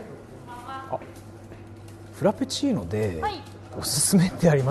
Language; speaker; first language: Japanese; native; Japanese